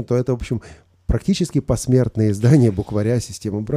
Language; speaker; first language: Russian; native; Russian